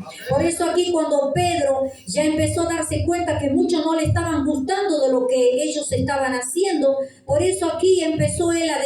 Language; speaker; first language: Spanish; native; Spanish